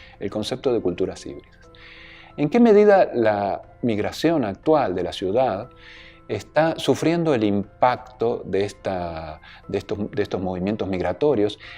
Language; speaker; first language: Spanish; native; Spanish